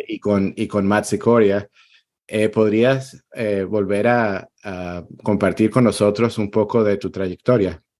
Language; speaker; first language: Spanish; native; Spanish